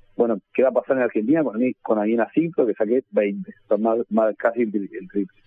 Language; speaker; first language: Spanish; native; Spanish